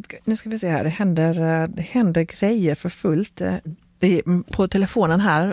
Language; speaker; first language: Swedish; native; Swedish